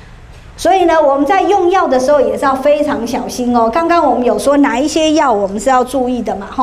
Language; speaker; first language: Chinese; native; Chinese